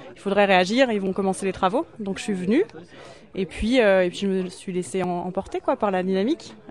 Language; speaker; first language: French; native; French